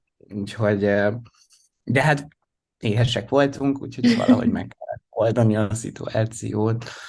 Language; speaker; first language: Hungarian; native; Hungarian